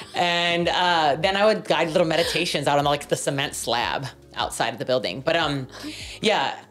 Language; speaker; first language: English; native; English